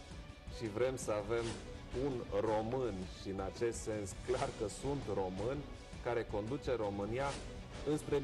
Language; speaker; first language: Romanian; non-native, local second language; German